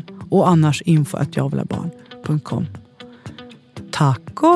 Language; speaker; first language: Swedish; native; Swedish